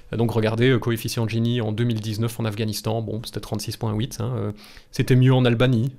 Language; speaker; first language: French; native; French